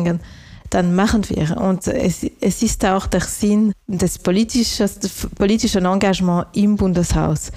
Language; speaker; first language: German; non-native, local second language; French